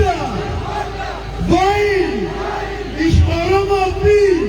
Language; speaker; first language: German; non-native, learner; Oromo